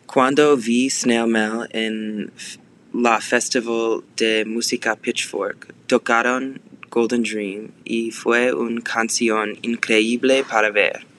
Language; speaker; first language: Spanish; non-native, learner; English